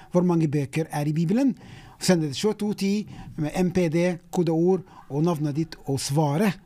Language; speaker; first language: Norwegian; non-native, fluent; English